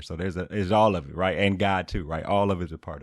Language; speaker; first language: English; native; English